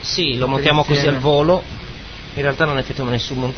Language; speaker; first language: Italian; native; Italian